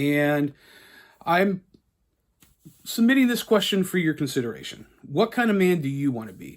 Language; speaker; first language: English; native; English